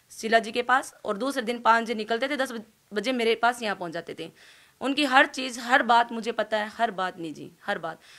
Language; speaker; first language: Hindi; native; Hindi